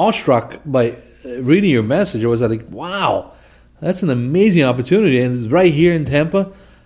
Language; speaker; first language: English; non-native, fluent; Portuguese